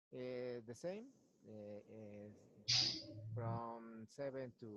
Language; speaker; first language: English; non-native, learner; Spanish